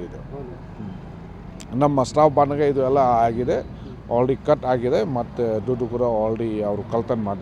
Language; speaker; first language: Kannada; non-native, fluent; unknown